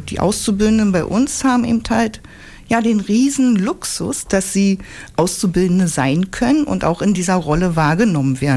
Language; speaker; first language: German; native; German